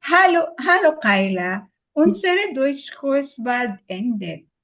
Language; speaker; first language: German; non-native, learner; Filipino